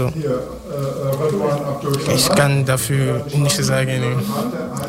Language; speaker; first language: German; non-native, learner; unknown